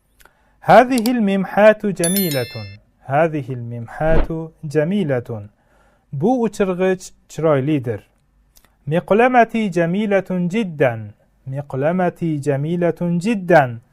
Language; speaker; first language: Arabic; non-native, fluent; Uzbek